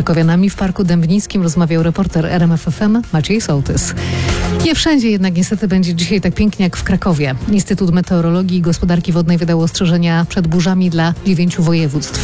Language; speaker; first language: Polish; native; Polish